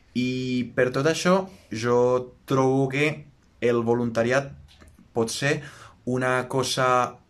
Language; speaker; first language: Catalan; non-native, learner; Spanish